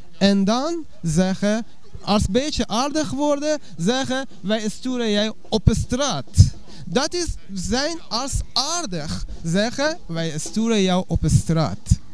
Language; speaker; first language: Dutch; non-native, learner; Persian